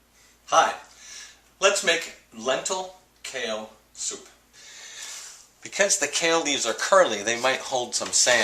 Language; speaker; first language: English; native; English